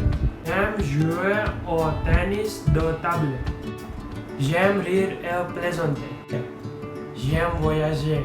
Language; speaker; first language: French; non-native, learner; Gujarati